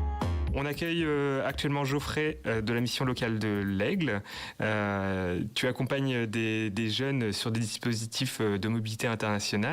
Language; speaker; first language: French; native; French